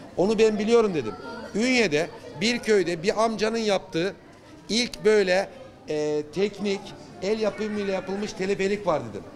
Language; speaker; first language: Turkish; native; Turkish